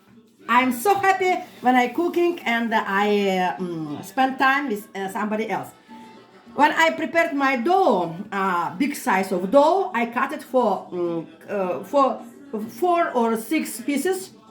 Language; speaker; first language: English; non-native, learner; Russian